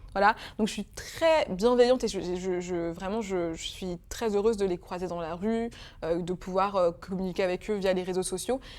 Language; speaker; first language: French; early bilingual, other home language; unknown